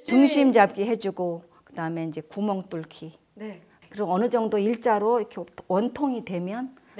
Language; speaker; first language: Korean; native; Korean